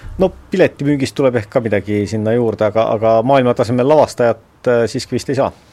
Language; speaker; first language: Estonian; native; Estonian